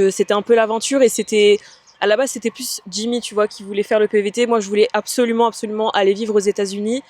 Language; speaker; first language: French; native; French